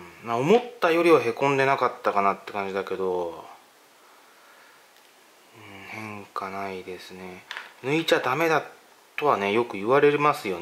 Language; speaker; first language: Japanese; native; Japanese